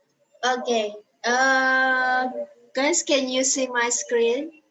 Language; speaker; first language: English; non-native, learner; Indonesian